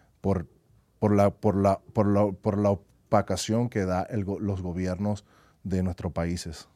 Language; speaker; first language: Spanish; native; Spanish